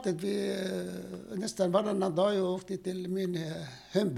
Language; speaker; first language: Swedish; non-native, fluent; Arabic